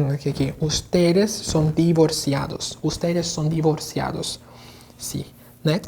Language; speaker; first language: Spanish; non-native, fluent; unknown